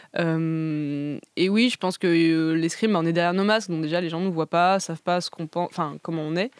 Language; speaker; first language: French; native; French